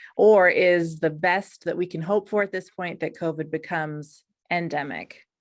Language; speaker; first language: English; native; English